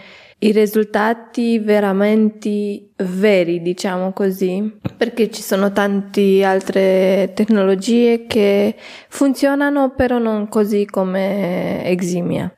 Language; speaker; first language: Italian; non-native, fluent; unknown